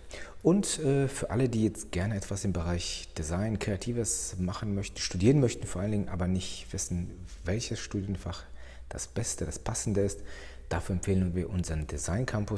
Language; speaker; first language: German; native; German